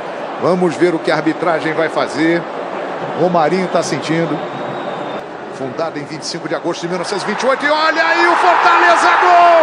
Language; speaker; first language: Portuguese; native; Portuguese